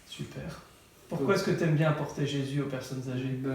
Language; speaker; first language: French; native; French